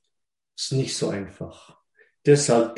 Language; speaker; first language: German; non-native, fluent; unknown